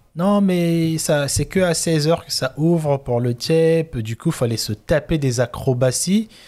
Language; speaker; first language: French; non-native, local second language; Lingala